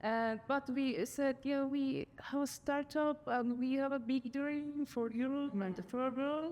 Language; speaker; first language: English; non-native, learner; Turkish